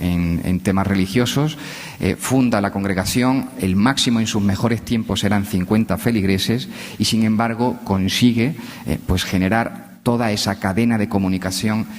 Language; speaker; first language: Spanish; native; Spanish